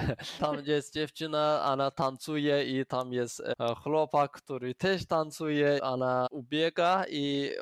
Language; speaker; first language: Polish; non-native, learner; Azerbaijani